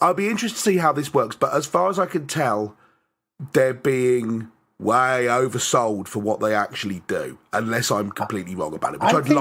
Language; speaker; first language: English; native; English